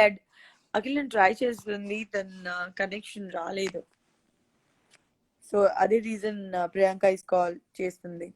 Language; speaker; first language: Telugu; non-native, learner; Gujarati